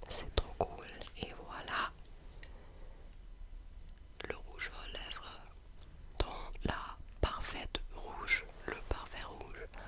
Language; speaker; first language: French; non-native, learner; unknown